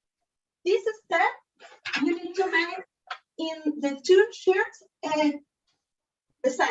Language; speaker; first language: English; non-native, learner; Spanish